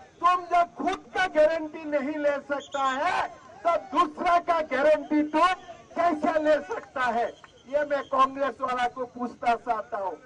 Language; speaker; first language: Hindi; non-native, local second language; Assamese